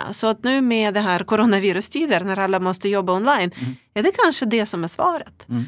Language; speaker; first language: Swedish; non-native, fluent; Russian